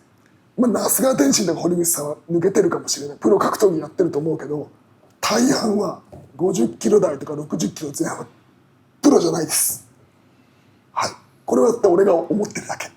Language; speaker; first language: Japanese; native; Japanese